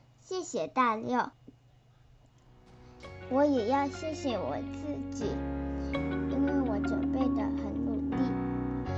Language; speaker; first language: Chinese; early bilingual, heritage; Chinese